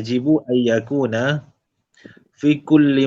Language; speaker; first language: Arabic; non-native, learner; Malay